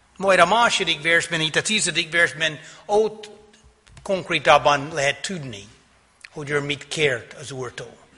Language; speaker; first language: Hungarian; non-native, fluent; English